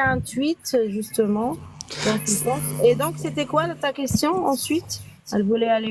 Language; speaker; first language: French; native; French